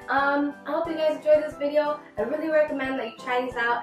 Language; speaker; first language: English; native; English